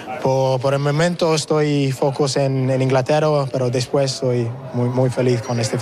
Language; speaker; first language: Spanish; non-native, learner; English